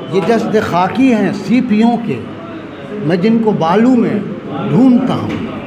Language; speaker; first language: Urdu; native; Urdu